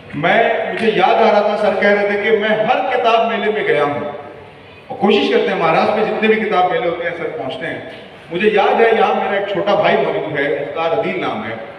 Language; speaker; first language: Urdu; native; Urdu